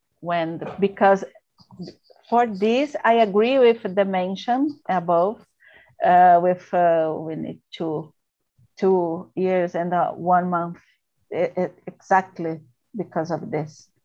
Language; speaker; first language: English; non-native, learner; Portuguese